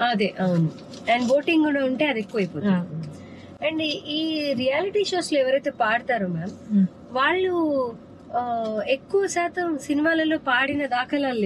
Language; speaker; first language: Telugu; native; Telugu